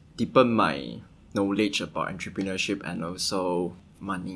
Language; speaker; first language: English; non-native, local second language; Chinese